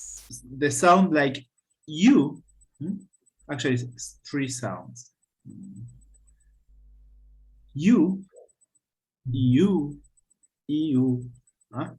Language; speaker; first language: English; non-native, fluent; Spanish